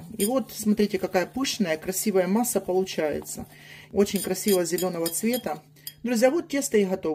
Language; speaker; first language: Russian; native; Russian